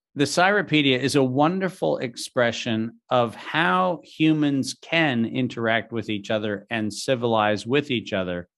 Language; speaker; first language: English; native; English